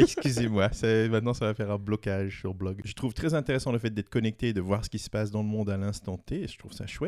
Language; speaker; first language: French; native; French